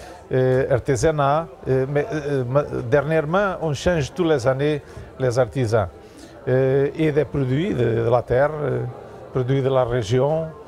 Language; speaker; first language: French; non-native, learner; Portuguese